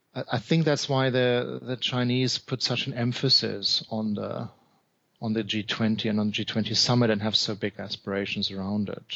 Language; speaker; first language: English; non-native, fluent; German